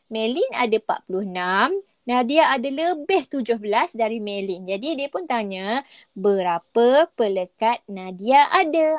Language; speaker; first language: Malay; native; Malay